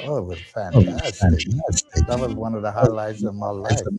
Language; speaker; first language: English; native; English